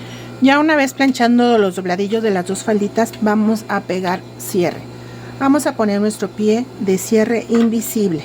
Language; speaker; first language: Spanish; native; Spanish